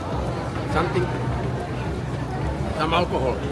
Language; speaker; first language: English; non-native, fluent; Slovak